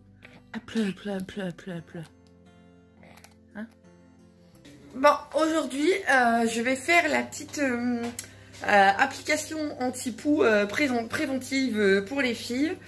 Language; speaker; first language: French; native; French